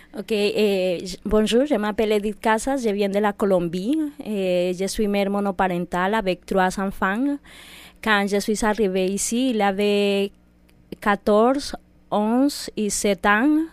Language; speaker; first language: French; non-native, fluent; Spanish